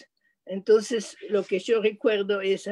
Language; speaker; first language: Spanish; non-native, fluent; French